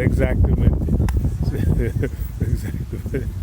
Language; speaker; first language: Spanish; non-native, learner; English